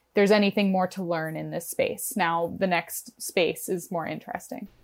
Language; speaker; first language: English; native; English